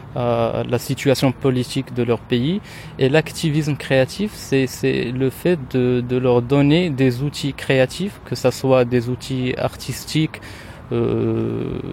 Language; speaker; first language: French; non-native, local second language; Arabic